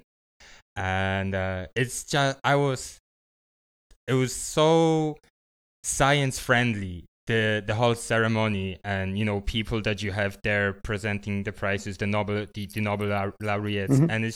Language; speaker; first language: English; non-native, fluent; Polish